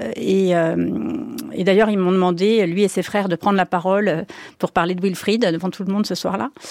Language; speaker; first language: French; native; French